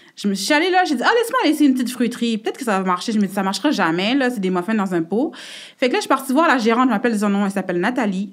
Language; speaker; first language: French; native; French